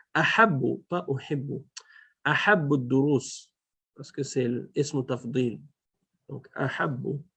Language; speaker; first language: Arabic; non-native, fluent; French